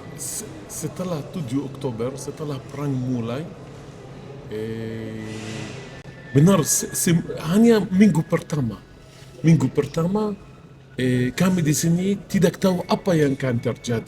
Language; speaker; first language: Indonesian; non-native, fluent; Arabic